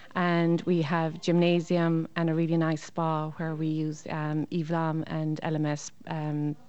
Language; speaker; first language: English; native; English